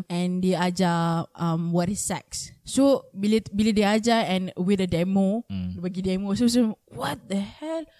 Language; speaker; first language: English; non-native, local second language; Malay